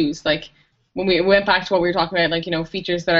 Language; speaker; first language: English; native; English